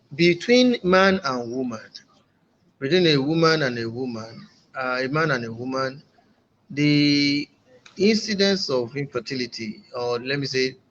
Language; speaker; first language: English; non-native, local second language; Yoruba